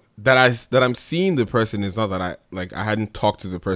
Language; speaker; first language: English; native; English